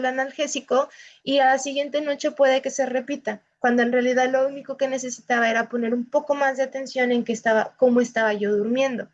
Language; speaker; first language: Spanish; native; Spanish